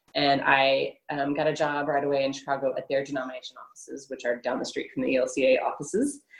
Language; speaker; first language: English; native; English